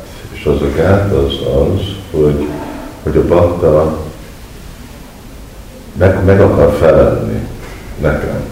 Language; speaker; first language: Hungarian; early bilingual, heritage; Hungarian